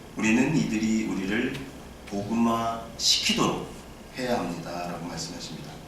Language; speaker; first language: Korean; native; Korean